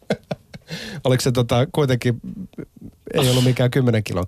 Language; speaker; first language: Finnish; native; Finnish